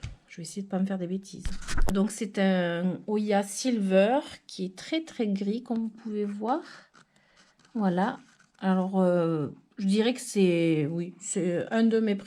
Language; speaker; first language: French; native; French